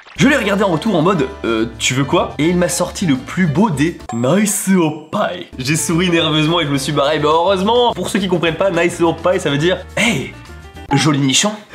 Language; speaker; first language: French; native; French